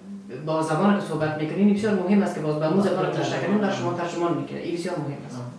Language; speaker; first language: Persian; native; Persian